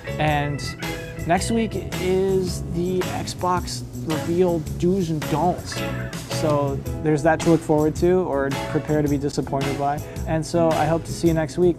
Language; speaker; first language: English; native; English